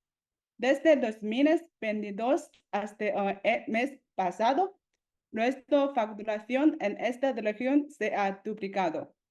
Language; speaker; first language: Spanish; non-native, fluent; Chinese